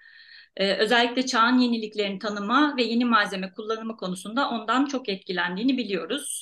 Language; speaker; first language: Turkish; native; Turkish